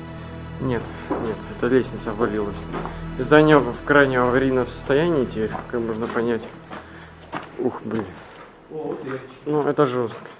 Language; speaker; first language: Russian; native; Russian